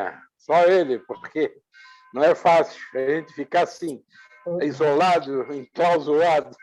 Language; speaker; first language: Portuguese; native; Portuguese